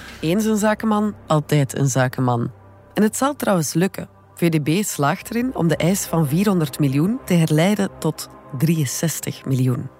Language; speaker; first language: Dutch; native; Dutch